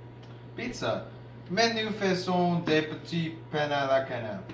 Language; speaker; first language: French; non-native, learner; English